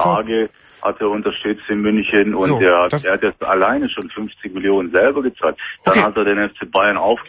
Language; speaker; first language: German; native; German